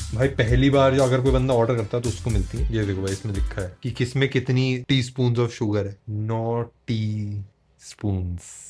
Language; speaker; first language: Hindi; native; Hindi